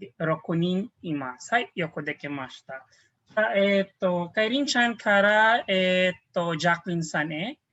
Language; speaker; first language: Japanese; non-native, fluent; Filipino